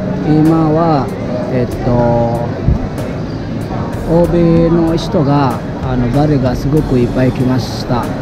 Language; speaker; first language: Japanese; non-native, fluent; Indonesian